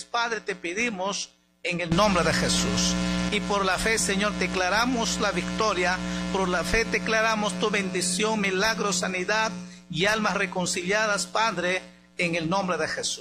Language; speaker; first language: Spanish; native; Spanish